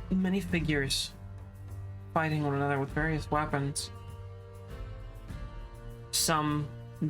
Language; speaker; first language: English; native; English